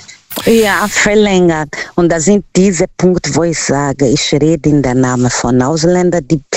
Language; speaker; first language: German; non-native, learner; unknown